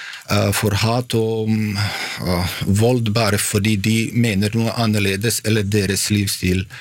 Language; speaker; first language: Norwegian; non-native, fluent; Bosnian